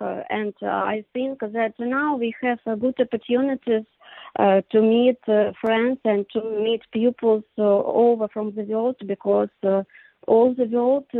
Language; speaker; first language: English; non-native, learner; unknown